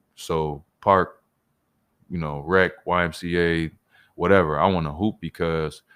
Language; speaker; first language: English; native; English